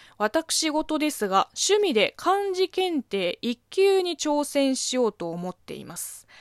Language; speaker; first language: Japanese; non-native, fluent; Chinese